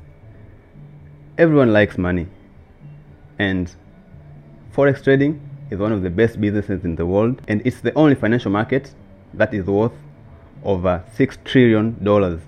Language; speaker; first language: English; non-native, local second language; Swahili